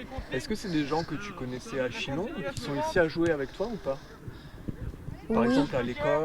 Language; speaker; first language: French; native; French